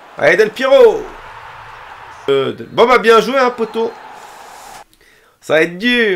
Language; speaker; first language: French; native; French